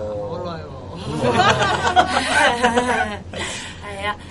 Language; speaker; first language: Chinese; non-native, learner; Japanese